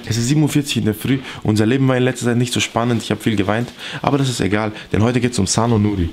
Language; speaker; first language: German; early bilingual, other home language; Persian